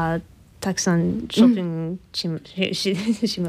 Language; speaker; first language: Japanese; non-native, learner; English